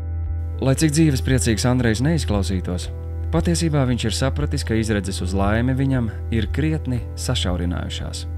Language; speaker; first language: Latvian; native; Latvian